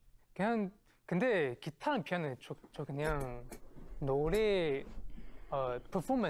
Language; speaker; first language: Korean; non-native, fluent; Chinese